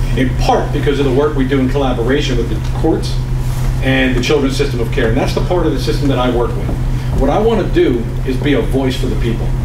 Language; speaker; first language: English; native; English